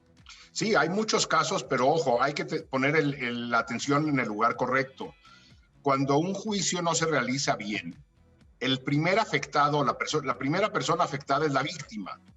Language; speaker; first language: Spanish; native; Spanish